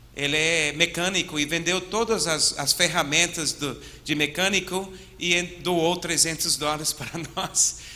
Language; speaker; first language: Portuguese; non-native, fluent; English